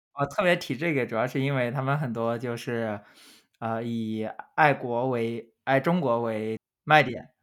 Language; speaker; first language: Chinese; native; Chinese